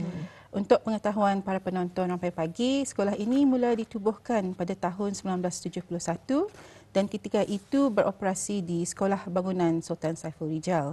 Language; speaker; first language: Malay; native; Malay